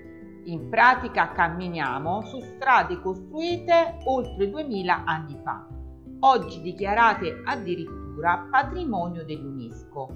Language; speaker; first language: Italian; native; Italian